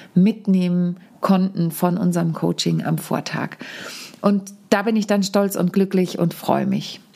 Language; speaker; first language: German; native; German